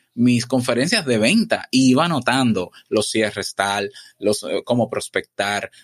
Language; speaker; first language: Spanish; native; Spanish